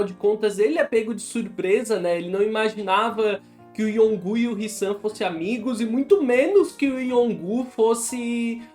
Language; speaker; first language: Portuguese; native; Portuguese